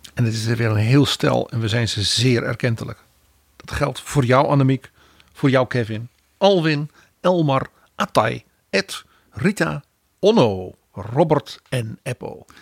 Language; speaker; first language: Dutch; native; Dutch